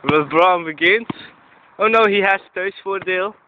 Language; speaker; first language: English; non-native, learner; Dutch